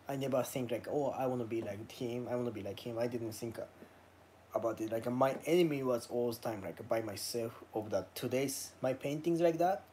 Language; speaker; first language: English; non-native, learner; Japanese